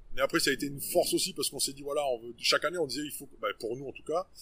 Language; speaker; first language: French; native; French